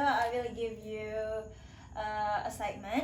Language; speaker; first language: English; non-native, learner; Indonesian